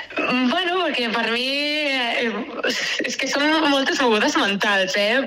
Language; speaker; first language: Catalan; native; Catalan